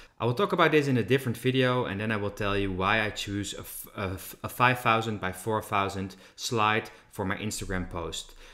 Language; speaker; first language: English; non-native, fluent; Dutch